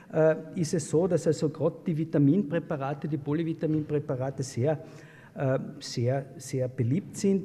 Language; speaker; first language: German; native; German